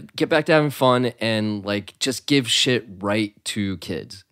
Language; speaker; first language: English; native; English